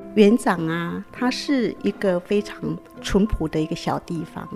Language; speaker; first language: Chinese; native; Chinese